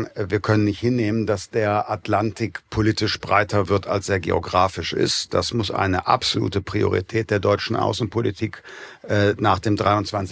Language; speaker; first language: German; native; German